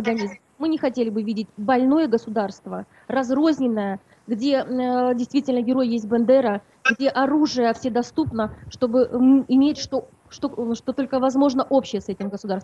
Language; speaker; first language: Russian; native; Russian